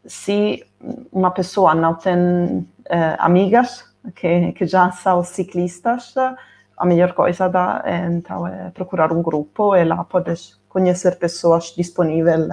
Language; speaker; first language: Portuguese; non-native, fluent; Italian